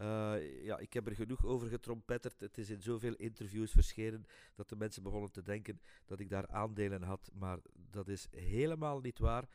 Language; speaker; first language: Dutch; native; Dutch